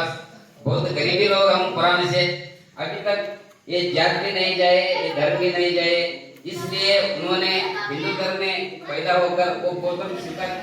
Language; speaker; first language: Hindi; non-native, local second language; Kannada